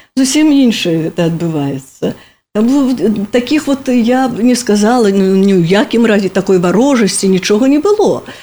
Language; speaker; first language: Belarusian; native; Belarusian